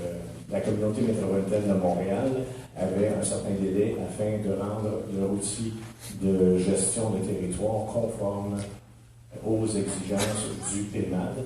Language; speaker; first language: French; native; French